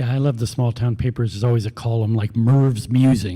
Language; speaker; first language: English; native; English